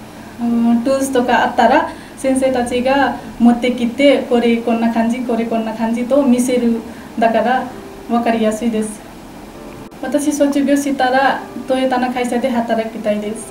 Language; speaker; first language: Japanese; non-native, learner; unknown